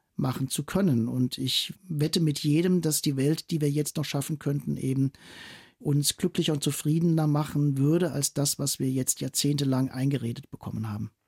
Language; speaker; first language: German; native; German